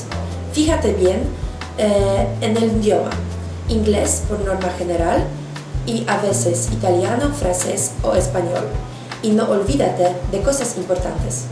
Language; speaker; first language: Spanish; non-native, fluent; Polish